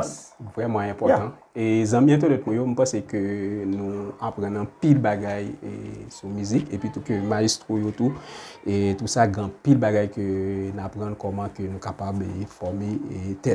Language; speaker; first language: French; non-native, local second language; Haitian Creole